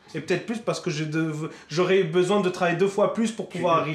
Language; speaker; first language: French; native; French